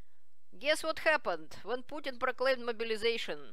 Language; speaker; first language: English; non-native, fluent; Russian